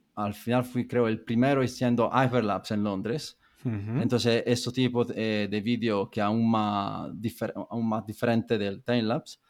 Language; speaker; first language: Spanish; non-native, fluent; Italian